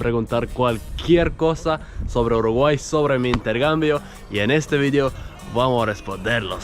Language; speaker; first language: Spanish; non-native, fluent; Estonian